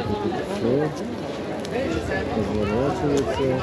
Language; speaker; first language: Russian; non-native, learner; Turkish